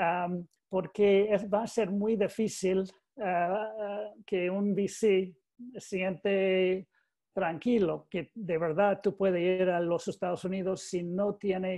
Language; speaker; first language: Spanish; non-native, learner; English